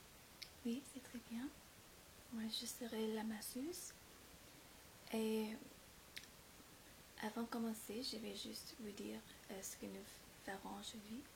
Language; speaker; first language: French; non-native, fluent; English